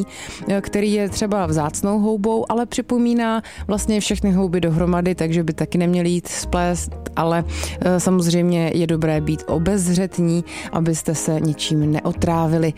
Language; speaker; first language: Czech; native; Czech